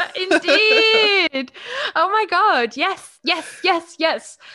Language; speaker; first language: English; non-native, fluent; German